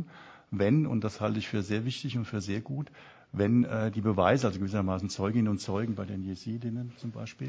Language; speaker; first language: German; native; German